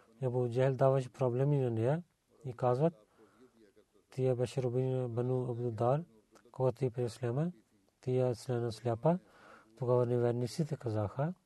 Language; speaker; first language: Bulgarian; non-native, learner; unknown